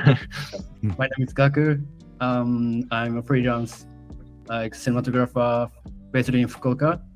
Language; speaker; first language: English; non-native, learner; Japanese